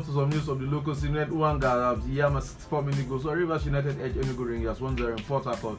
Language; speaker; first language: English; non-native, local second language; Yoruba